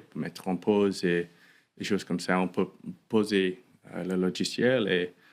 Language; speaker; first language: French; non-native, learner; English